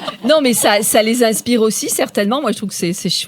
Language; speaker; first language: French; native; French